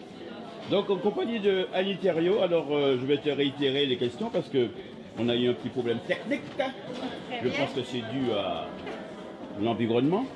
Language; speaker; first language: French; native; French